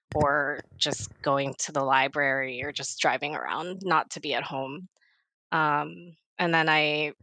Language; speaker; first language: English; native; English